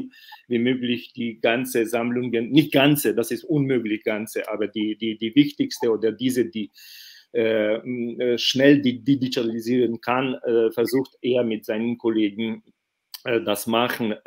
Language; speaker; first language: German; non-native, fluent; Ukrainian